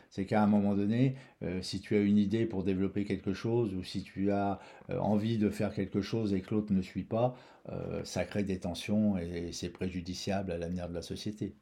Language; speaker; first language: French; native; French